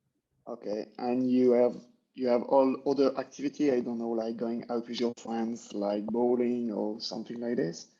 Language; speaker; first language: English; non-native, learner; French